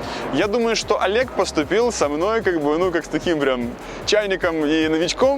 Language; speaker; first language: Russian; native; Russian